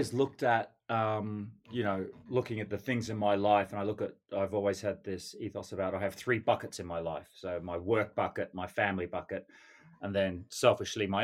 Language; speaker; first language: English; native; English